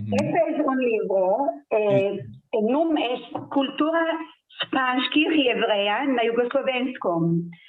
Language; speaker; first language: Spanish; non-native, learner; Serbian